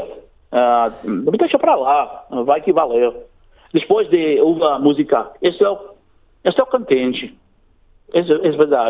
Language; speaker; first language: Portuguese; non-native, learner; English